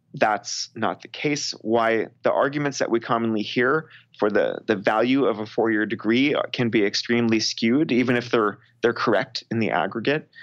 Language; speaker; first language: English; native; English